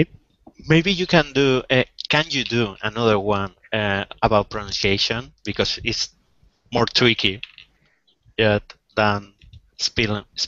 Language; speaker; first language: English; non-native, learner; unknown